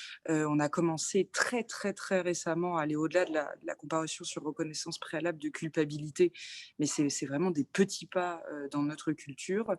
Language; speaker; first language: French; native; French